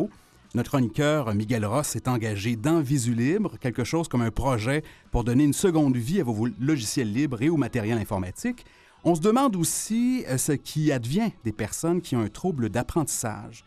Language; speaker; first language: French; native; French